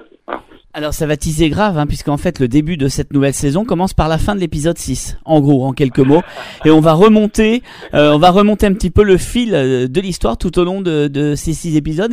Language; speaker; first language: French; native; French